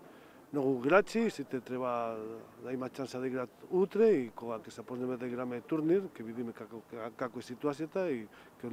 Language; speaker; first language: Macedonian; non-native, learner; Spanish